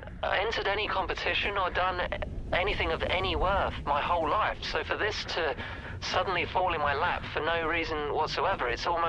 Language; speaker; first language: English; native; English